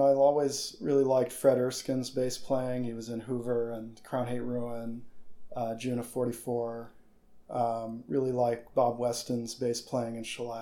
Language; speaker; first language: English; native; English